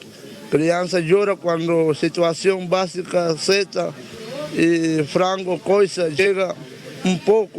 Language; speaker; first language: Portuguese; non-native, learner; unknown